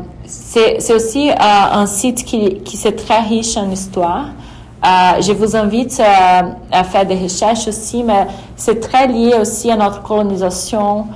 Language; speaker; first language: French; non-native, fluent; Portuguese